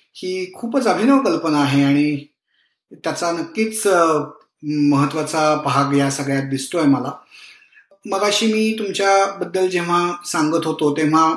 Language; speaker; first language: Marathi; native; Marathi